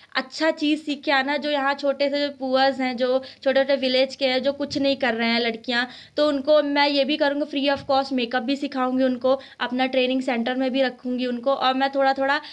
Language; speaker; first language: Hindi; native; Hindi